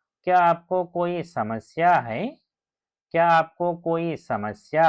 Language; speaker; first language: Hindi; non-native, local second language; Telugu